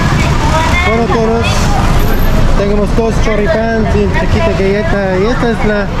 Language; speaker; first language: Spanish; non-native, learner; English